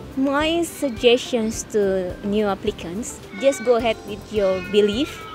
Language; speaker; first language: English; non-native, fluent; Indonesian